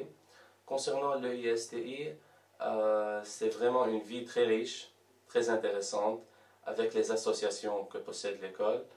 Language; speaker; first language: French; non-native, local second language; Arabic